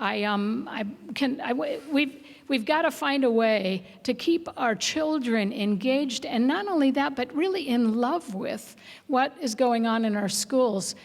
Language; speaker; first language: English; native; English